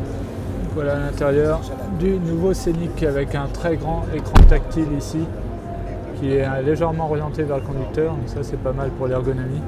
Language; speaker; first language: French; native; French